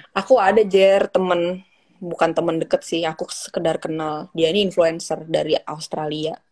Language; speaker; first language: Indonesian; native; Indonesian